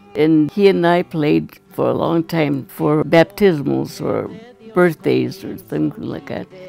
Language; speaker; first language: English; early bilingual, other home language; Spanish